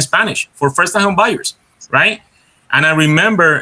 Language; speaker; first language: English; non-native, fluent; Spanish